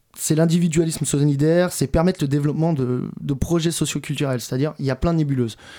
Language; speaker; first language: French; native; French